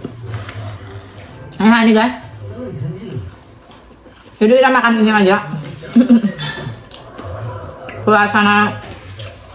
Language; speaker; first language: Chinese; non-native, learner; Indonesian